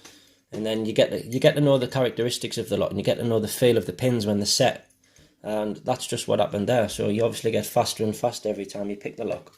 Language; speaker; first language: English; native; English